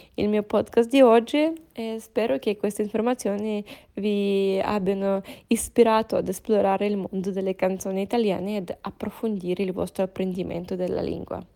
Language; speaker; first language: Italian; non-native, fluent; Russian